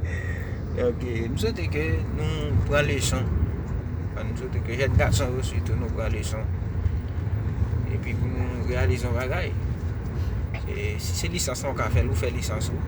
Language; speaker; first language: French; non-native, learner; Haitian Creole